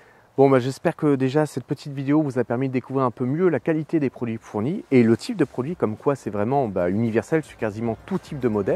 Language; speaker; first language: French; native; French